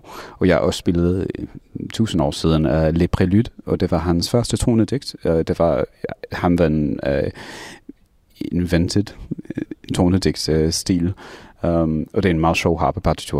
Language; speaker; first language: Danish; non-native, fluent; English